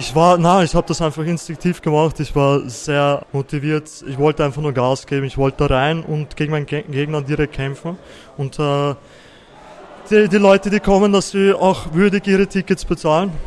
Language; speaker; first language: German; early bilingual, other home language; Serbian